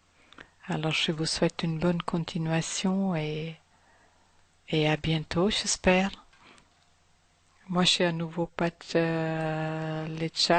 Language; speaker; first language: French; non-native, fluent; German